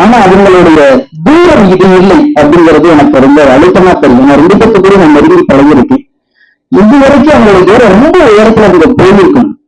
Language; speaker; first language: Tamil; native; Tamil